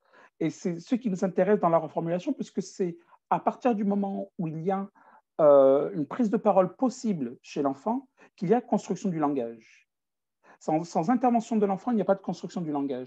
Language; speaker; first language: French; native; French